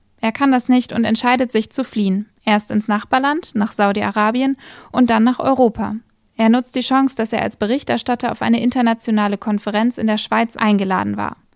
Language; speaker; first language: German; native; German